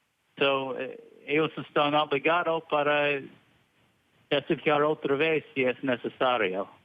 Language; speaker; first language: Spanish; non-native, fluent; English